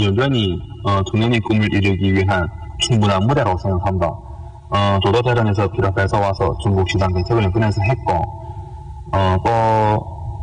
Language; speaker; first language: Korean; early bilingual, heritage; Korean